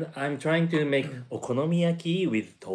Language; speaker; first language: English; non-native, fluent; Japanese